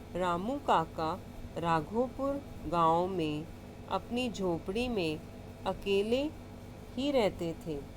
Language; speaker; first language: Hindi; non-native, local second language; Punjabi